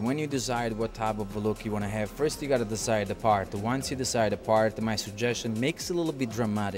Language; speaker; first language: English; non-native, fluent; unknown